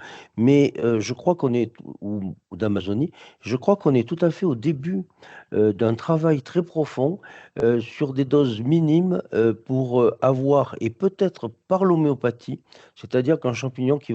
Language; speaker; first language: French; native; French